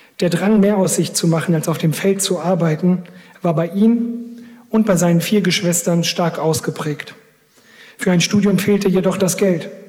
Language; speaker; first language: German; early bilingual, other home language; Greek